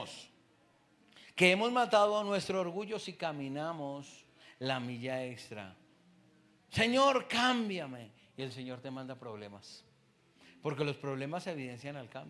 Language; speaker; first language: Spanish; native; Spanish